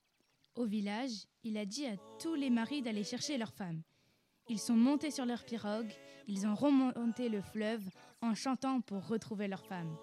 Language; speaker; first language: French; native; French